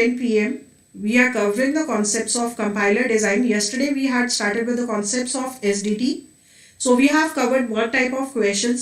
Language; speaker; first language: English; non-native, local second language; Hindi